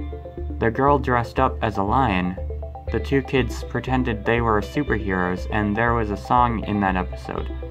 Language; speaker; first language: English; native; English